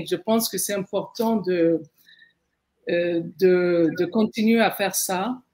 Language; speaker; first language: French; non-native, fluent; Arabic